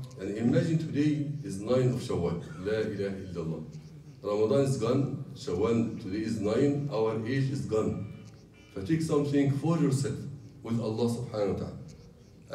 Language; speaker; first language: English; non-native, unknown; Arabic